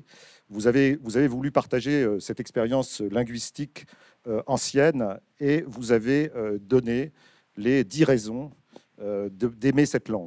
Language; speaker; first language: French; native; French